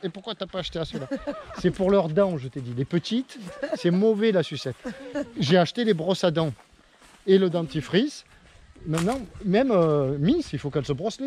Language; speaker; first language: French; native; French